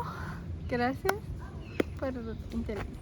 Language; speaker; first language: Spanish; non-native, learner; Persian